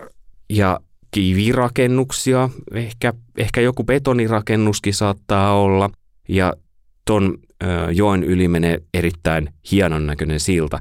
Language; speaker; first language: Finnish; native; Finnish